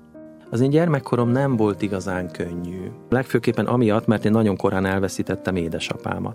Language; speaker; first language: Hungarian; native; Hungarian